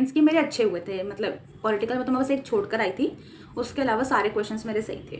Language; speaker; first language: Hindi; native; Hindi